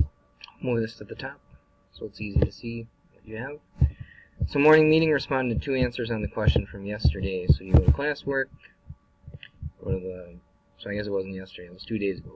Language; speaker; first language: English; native; English